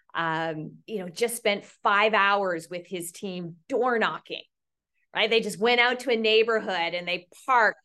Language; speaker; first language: English; native; English